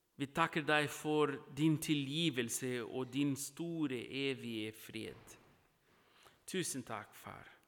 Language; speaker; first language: Norwegian; non-native, fluent; Portuguese